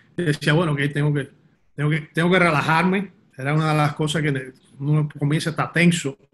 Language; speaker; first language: Spanish; early bilingual, heritage; Spanish